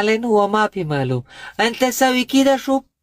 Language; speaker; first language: Arabic; non-native, learner; Pashto